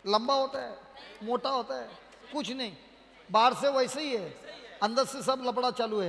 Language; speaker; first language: Hindi; non-native, local second language; Marathi